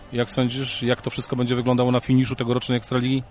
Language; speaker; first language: Polish; native; Polish